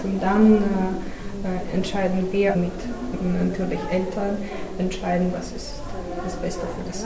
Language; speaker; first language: German; non-native, fluent; Russian